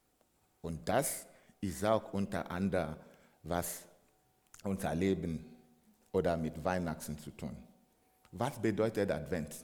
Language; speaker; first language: German; non-native, fluent; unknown